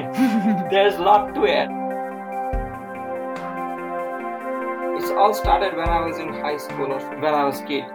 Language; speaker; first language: English; non-native, local second language; Gujarati